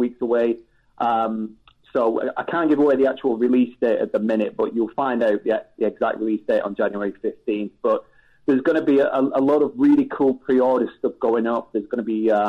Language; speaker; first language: English; native; English